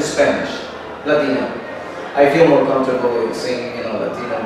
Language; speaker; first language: English; early bilingual, other home language; Spanish